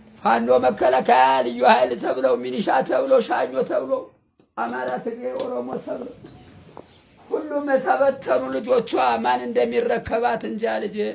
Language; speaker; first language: Amharic; native; Amharic